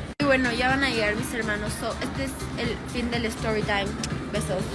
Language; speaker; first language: Spanish; native; Spanish